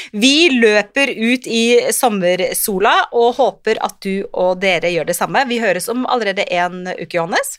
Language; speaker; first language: Norwegian; native; Norwegian